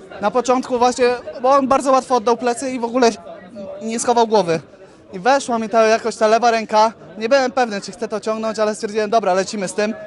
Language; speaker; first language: Polish; native; Polish